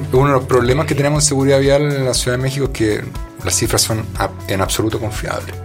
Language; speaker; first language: Spanish; native; Spanish